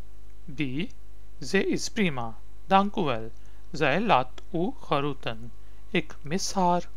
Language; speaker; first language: Dutch; non-native, learner; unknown